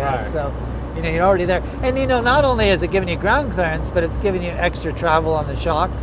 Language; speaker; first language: English; native; English